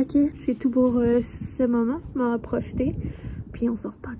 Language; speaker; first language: French; native; French